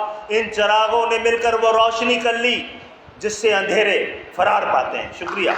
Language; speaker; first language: Urdu; native; Urdu